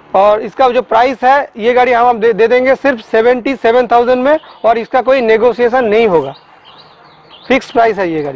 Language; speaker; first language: Hindi; non-native, local second language; Bangla